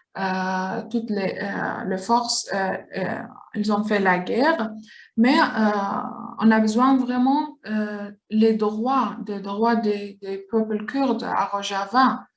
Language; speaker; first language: French; non-native, learner; Kurdish